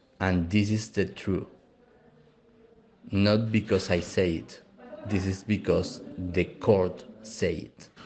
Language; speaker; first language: English; non-native, learner; Spanish